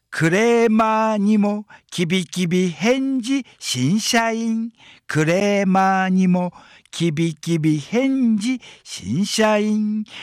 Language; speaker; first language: Japanese; native; Japanese